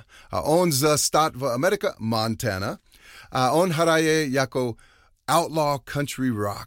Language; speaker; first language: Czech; non-native, learner; English